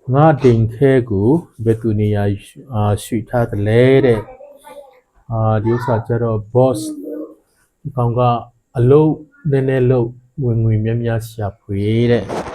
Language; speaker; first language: Burmese; non-native, local second language; Tedim Chin